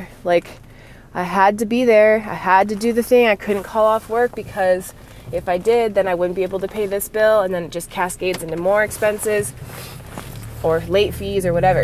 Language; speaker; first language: English; native; English